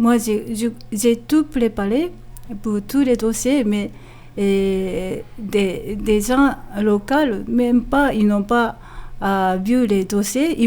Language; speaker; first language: French; non-native, fluent; Japanese